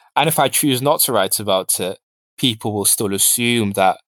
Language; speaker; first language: English; early bilingual, other home language; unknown